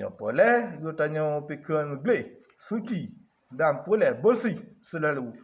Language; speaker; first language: Malay; non-native, local second language; Achinese